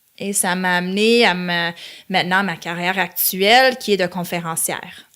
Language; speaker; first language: French; non-native, local second language; Italian